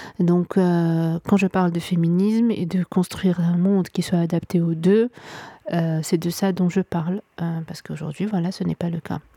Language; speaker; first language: French; non-native, local second language; Arabic